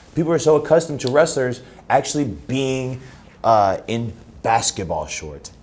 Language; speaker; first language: English; native; English